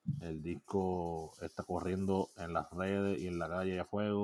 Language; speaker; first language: Spanish; native; Spanish